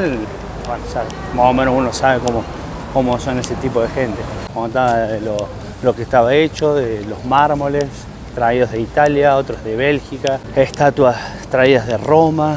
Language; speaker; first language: Spanish; native; Spanish